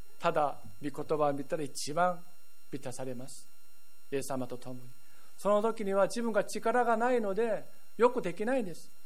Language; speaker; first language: Japanese; non-native, fluent; Korean